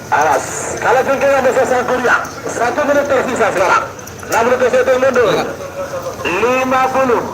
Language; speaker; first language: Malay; non-native, local second language; Madurese